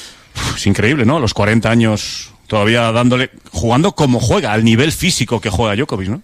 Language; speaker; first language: Spanish; native; Spanish